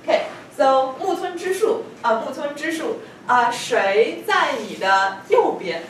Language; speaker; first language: Chinese; non-native, fluent; English